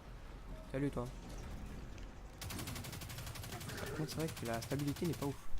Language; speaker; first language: French; native; French